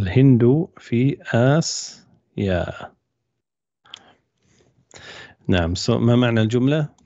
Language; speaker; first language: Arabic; non-native, fluent; English